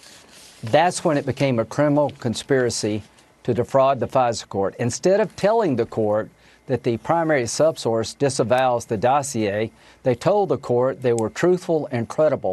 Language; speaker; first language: English; native; English